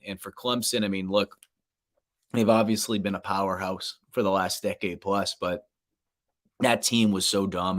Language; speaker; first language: English; native; English